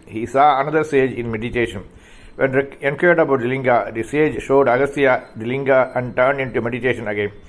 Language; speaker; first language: English; non-native, local second language; Tamil